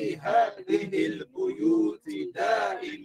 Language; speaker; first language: Arabic; non-native, learner; English